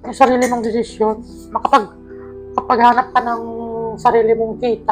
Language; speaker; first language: Filipino; non-native, local second language; Iloko